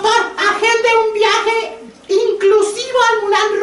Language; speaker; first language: Spanish; native; Spanish